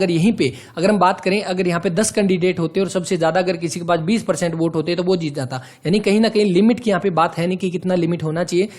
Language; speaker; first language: Hindi; native; Hindi